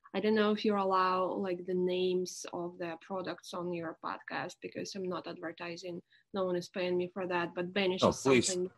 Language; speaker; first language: English; non-native, fluent; Russian